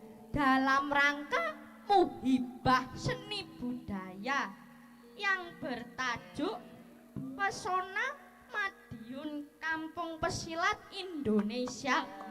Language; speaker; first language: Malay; non-native, local second language; Javanese